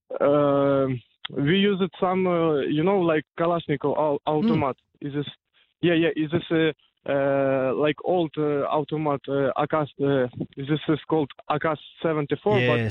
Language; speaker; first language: English; non-native, learner; Ukrainian